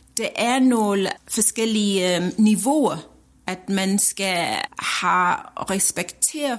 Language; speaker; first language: Danish; non-native, fluent; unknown